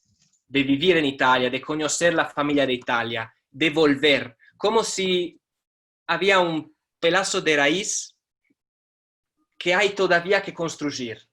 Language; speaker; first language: Spanish; non-native, fluent; Italian